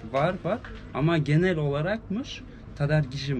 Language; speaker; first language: Turkish; non-native, fluent; Russian